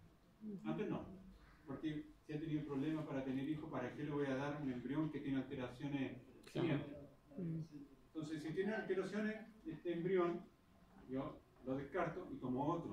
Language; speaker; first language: Spanish; native; Spanish